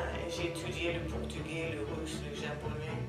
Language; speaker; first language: French; non-native, fluent; English